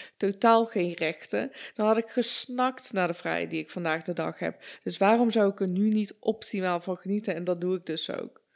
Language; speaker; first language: Dutch; early bilingual, other home language; Persian